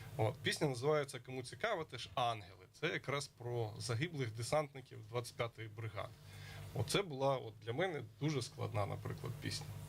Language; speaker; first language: Ukrainian; native; Ukrainian